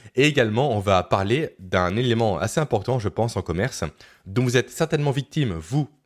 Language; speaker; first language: French; native; French